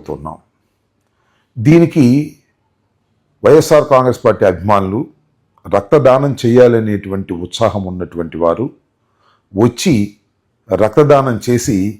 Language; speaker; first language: Telugu; native; Telugu